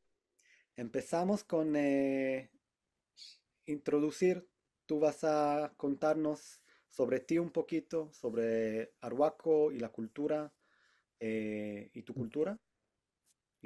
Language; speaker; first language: Spanish; non-native, fluent; Hebrew